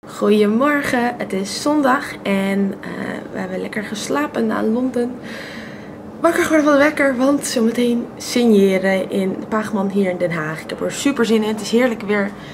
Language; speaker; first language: Dutch; early bilingual, other home language; Russian